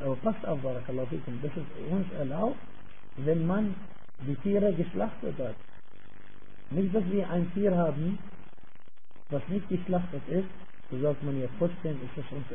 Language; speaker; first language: German; non-native, fluent; Arabic